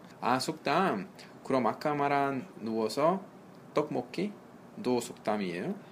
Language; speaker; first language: Korean; non-native, fluent; Italian